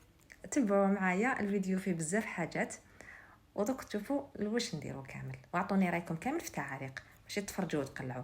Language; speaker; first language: Arabic; native; Arabic